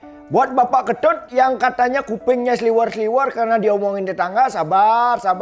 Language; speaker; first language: Indonesian; non-native, local second language; Balinese